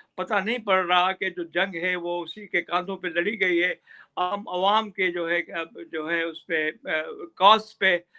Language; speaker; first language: Urdu; non-native, local second language; Sindhi